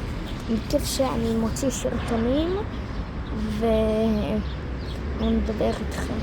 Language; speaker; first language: Hebrew; early bilingual, other home language; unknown